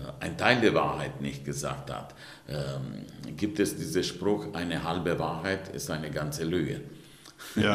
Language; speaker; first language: German; non-native, fluent; Romanian